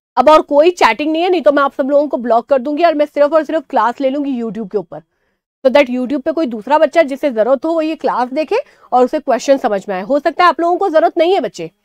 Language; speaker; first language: Hindi; native; Hindi